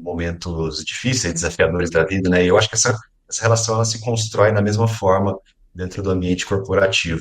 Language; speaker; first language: Portuguese; native; Portuguese